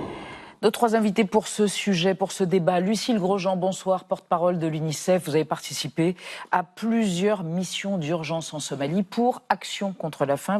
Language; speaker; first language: French; native; French